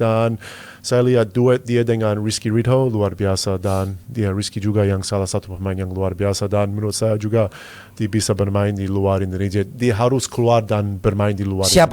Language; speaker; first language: Indonesian; non-native, fluent; English